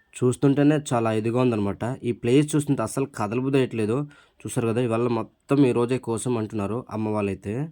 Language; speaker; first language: Telugu; non-native, local second language; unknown